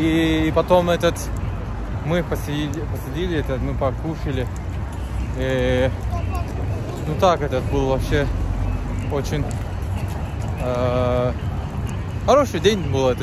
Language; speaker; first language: Russian; non-native, learner; Turkish